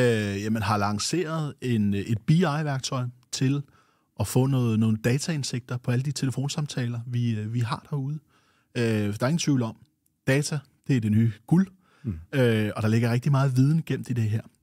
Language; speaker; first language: Danish; native; Danish